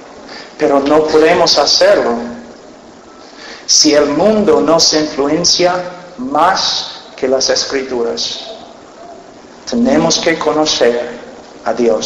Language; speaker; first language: Spanish; non-native, fluent; English